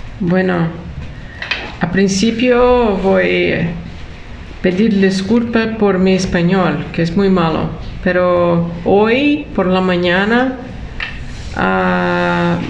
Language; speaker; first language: Spanish; non-native, learner; Portuguese